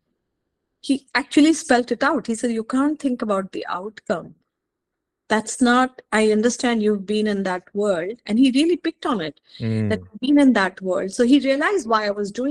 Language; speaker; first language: English; non-native, local second language; Hindi